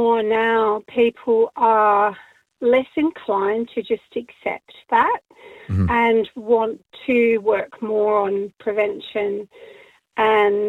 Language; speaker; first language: English; native; English